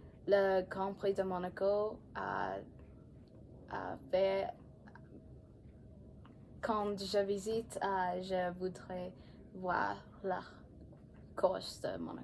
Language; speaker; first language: French; non-native, learner; English